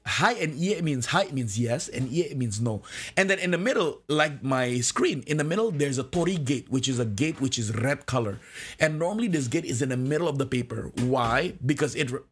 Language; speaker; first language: English; non-native, fluent; Indonesian